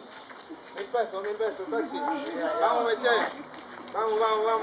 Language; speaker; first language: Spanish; non-native, learner; Haitian Creole